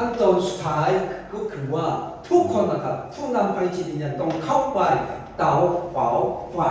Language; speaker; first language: Thai; non-native, fluent; Korean